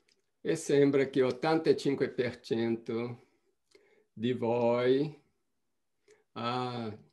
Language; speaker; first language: Italian; non-native, fluent; Portuguese